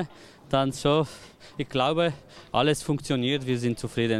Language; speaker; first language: German; non-native, learner; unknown